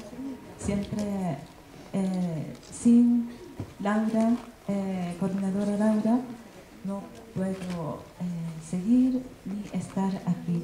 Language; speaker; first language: Spanish; non-native, learner; Japanese